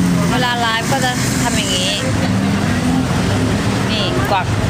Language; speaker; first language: Thai; early bilingual, heritage; Thai